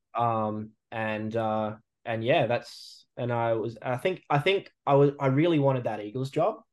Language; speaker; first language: English; native; English